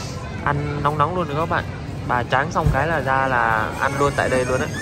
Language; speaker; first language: Vietnamese; native; Vietnamese